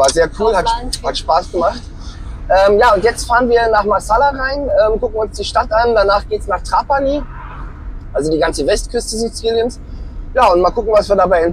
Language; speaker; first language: German; native; German